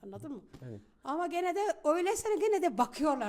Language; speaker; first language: Turkish; non-native, learner; Arabic